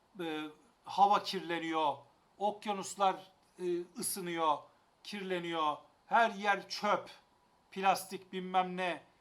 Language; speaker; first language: Turkish; native; Turkish